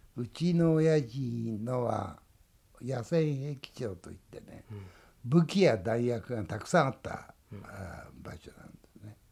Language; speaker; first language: Japanese; native; Japanese